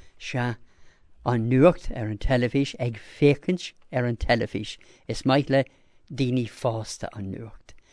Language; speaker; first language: Irish; non-native, local second language; English